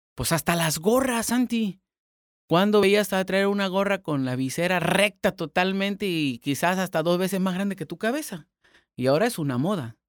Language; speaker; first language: Spanish; native; Spanish